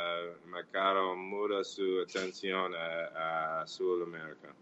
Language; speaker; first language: Portuguese; non-native, fluent; English